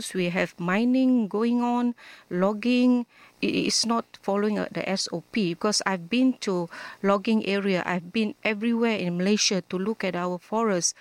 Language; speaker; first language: English; non-native, local second language; Malay